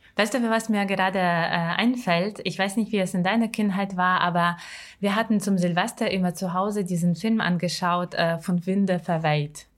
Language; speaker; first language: German; non-native, fluent; Ukrainian